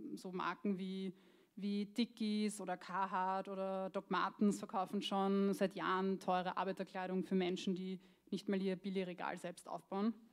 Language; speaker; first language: German; early bilingual, other home language; Croatian